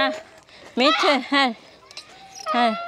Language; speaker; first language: Swedish; non-native, learner; Filipino